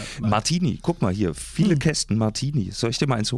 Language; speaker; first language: German; native; German